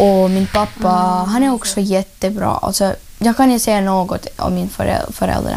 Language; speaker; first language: Swedish; non-native, learner; Russian